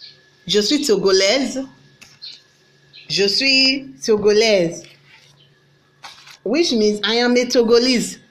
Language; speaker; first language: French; non-native, learner; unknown